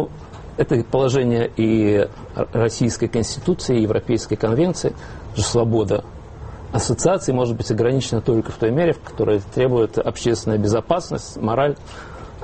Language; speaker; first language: Russian; native; Russian